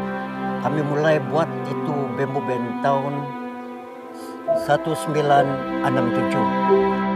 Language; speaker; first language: Indonesian; non-native, local second language; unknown